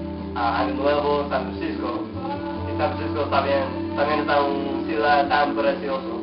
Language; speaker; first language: Spanish; non-native, learner; English